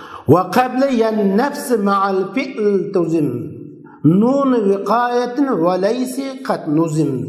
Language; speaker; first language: Arabic; non-native, fluent; Uzbek